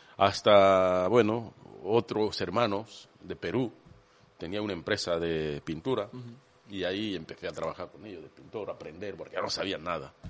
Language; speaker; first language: Spanish; non-native, fluent; Swahili